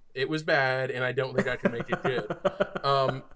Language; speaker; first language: English; native; English